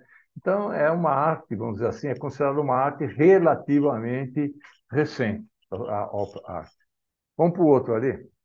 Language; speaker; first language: Portuguese; native; Portuguese